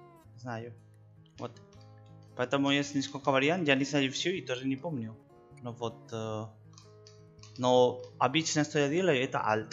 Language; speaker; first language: Russian; non-native, learner; Spanish